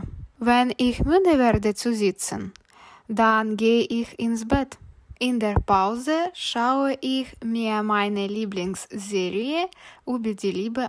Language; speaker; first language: German; non-native, fluent; Russian